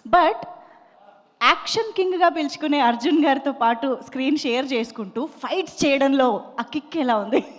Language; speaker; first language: Telugu; native; Telugu